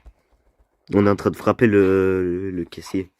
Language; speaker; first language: French; native; French